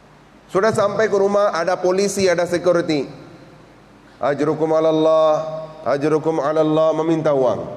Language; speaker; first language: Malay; non-native, fluent; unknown